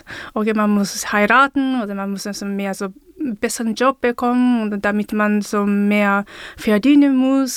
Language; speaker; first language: German; non-native, fluent; Japanese